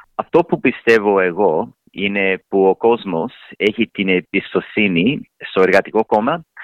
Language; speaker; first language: Greek; early bilingual, other home language; English